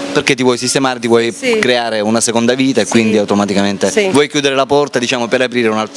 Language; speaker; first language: Italian; native; Italian